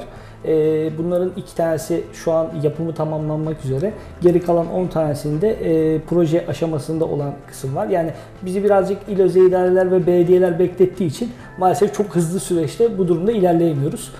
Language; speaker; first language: Turkish; native; Turkish